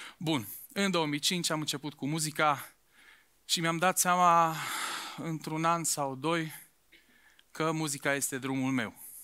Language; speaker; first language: Romanian; non-native, local second language; Hungarian